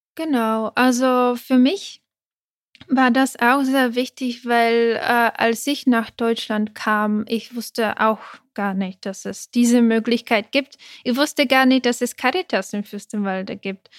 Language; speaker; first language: German; non-native, fluent; Czech